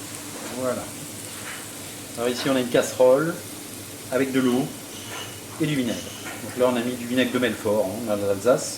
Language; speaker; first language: French; native; French